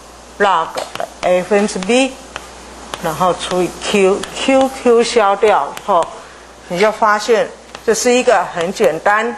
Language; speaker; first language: Chinese; native; Chinese